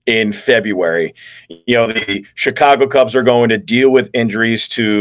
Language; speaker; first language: English; native; English